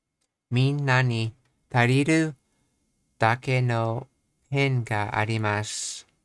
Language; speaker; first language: Japanese; non-native, learner; English